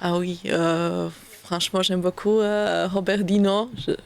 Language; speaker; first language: French; non-native, learner; Slovak